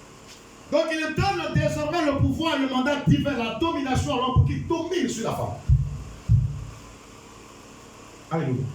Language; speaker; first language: French; non-native, local second language; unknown